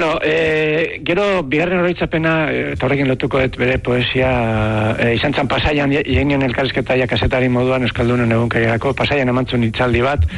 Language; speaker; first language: Basque; native; Basque